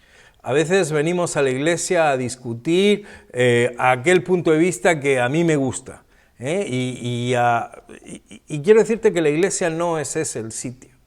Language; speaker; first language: Spanish; native; Spanish